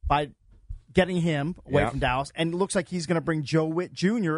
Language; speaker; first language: English; native; English